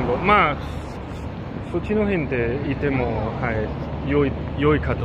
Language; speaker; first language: Japanese; non-native, learner; English